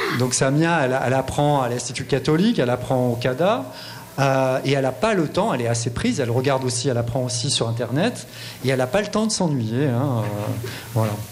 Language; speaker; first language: French; native; French